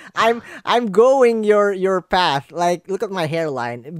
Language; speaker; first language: English; non-native, local second language; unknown